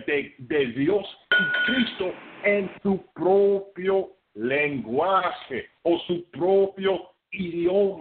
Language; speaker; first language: Spanish; non-native, fluent; English